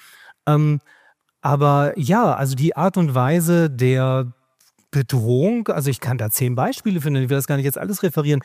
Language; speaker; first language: German; native; German